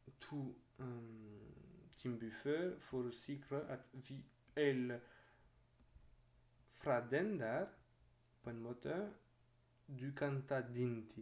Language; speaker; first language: Norwegian; non-native, fluent; French